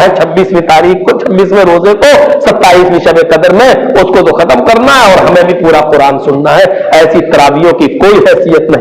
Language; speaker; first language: Urdu; native; Urdu